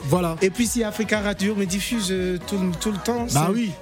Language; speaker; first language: French; non-native, local second language; English